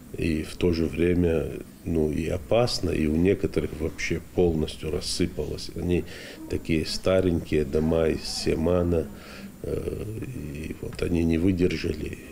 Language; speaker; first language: Russian; non-native, local second language; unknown